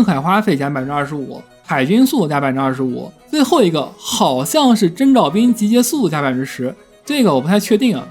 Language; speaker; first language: Chinese; native; Chinese